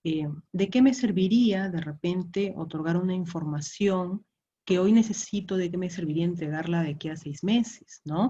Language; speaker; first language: Spanish; native; Spanish